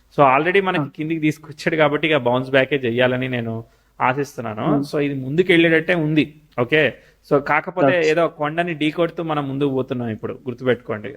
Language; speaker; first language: Telugu; native; Telugu